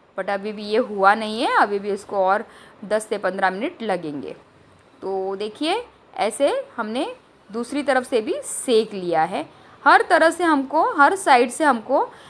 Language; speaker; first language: Hindi; non-native, local second language; Marathi